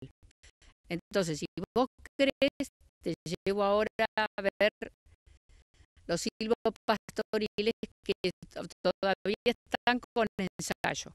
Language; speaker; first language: Spanish; native; Spanish